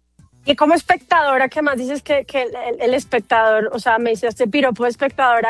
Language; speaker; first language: Spanish; native; Spanish